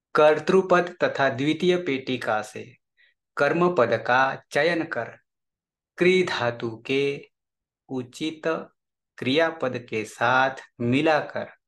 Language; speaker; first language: Hindi; non-native, local second language; Gujarati